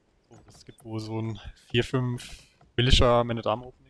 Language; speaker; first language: German; native; German